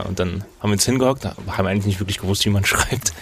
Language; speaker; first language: German; non-native, fluent; French